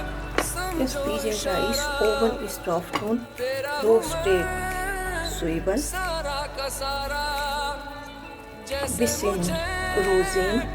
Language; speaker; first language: German; non-native, learner; Hindi